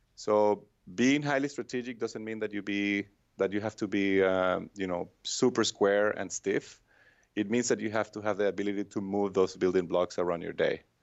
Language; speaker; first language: English; non-native, fluent; Spanish